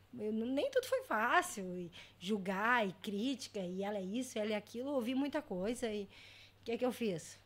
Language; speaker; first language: Portuguese; native; Portuguese